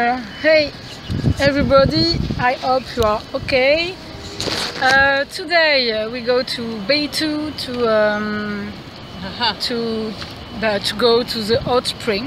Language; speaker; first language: English; non-native, learner; French